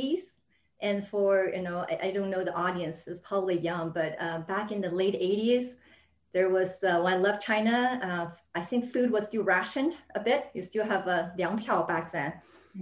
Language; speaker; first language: English; non-native, fluent; Chinese